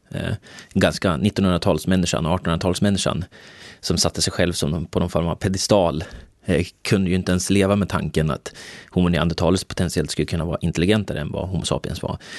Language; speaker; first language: Swedish; native; Swedish